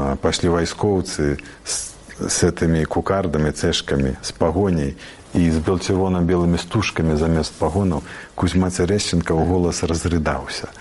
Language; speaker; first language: Belarusian; native; Belarusian